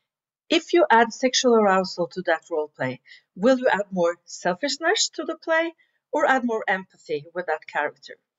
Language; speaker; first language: English; non-native, fluent; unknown